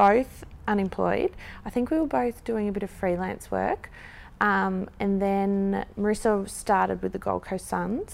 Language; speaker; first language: English; native; English